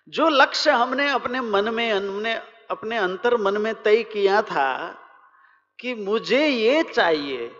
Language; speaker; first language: Hindi; non-native, local second language; Gujarati